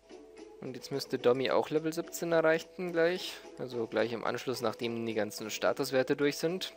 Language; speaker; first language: German; native; German